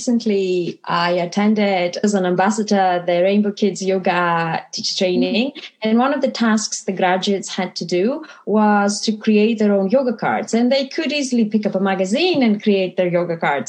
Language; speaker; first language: English; non-native, fluent; Greek